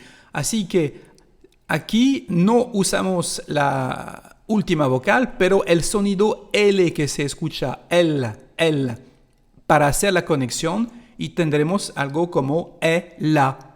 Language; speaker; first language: Spanish; non-native, fluent; French